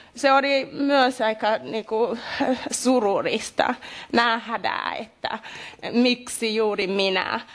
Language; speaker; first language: Finnish; non-native, fluent; Kinyarwanda